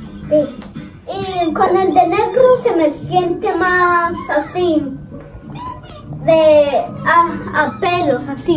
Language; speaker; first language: Spanish; early bilingual, heritage; Spanish